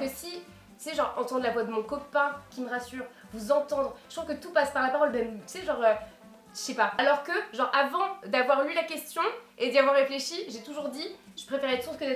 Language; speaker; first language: French; native; French